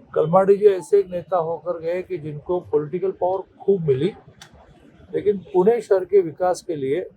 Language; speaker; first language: Hindi; non-native, local second language; Marathi